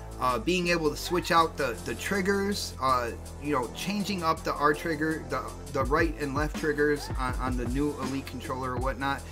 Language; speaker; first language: English; native; English